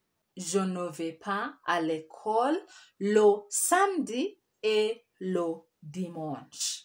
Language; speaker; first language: French; non-native, fluent; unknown